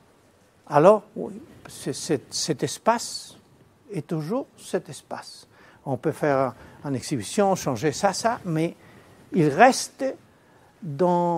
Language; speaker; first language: French; non-native, fluent; Spanish